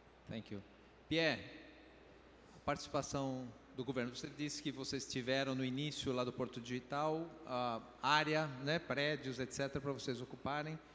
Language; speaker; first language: Portuguese; native; Portuguese